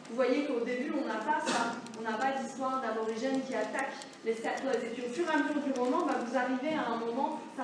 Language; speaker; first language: French; native; French